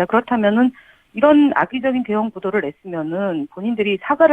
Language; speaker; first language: Korean; native; Korean